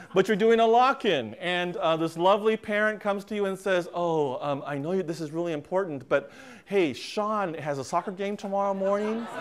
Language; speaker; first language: English; native; English